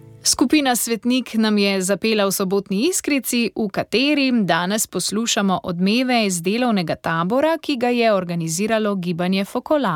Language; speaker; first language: Slovenian; native; Slovenian